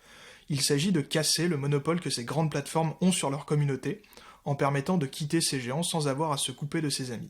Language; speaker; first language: French; native; French